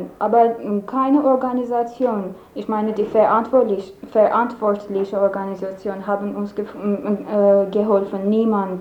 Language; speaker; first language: German; non-native, learner; Persian